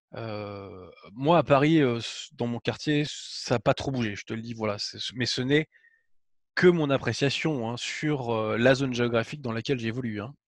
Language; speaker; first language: French; native; French